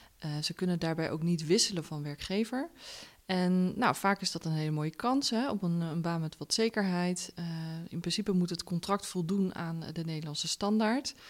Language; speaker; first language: Dutch; native; Dutch